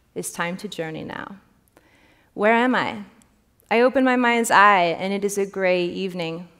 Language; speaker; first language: English; native; English